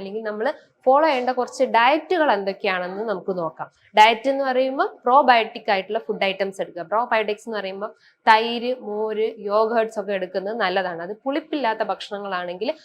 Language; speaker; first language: Malayalam; native; Malayalam